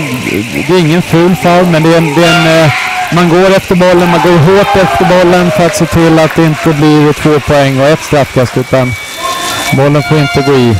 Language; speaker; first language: Swedish; native; Swedish